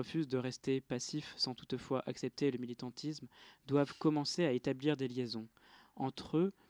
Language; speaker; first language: French; native; French